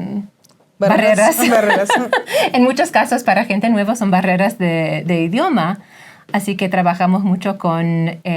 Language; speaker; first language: Spanish; non-native, fluent; English